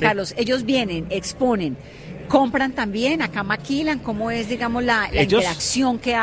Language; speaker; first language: Spanish; native; Spanish